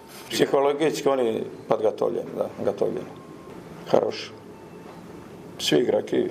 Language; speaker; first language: Russian; non-native, learner; Croatian